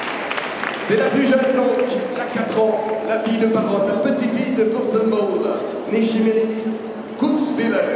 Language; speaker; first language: French; native; French